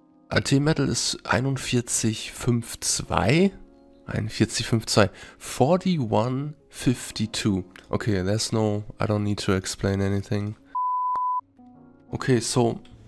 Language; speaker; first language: English; non-native, fluent; German